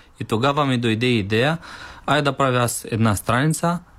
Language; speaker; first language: Bulgarian; non-native, learner; Romanian